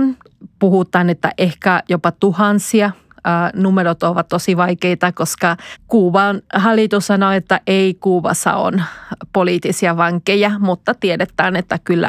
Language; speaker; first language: Finnish; non-native, fluent; Spanish